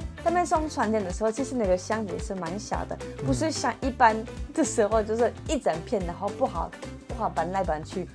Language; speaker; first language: Chinese; non-native, fluent; French